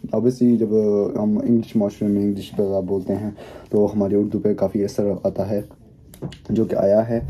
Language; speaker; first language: Urdu; native; Urdu